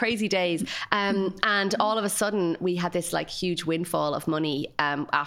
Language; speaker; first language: English; native; English